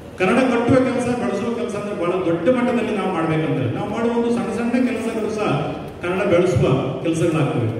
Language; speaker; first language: Kannada; native; Kannada